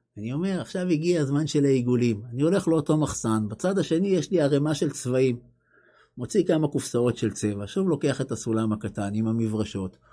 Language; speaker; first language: Hebrew; native; Hebrew